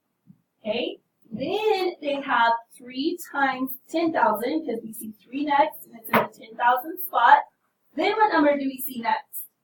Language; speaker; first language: English; native; English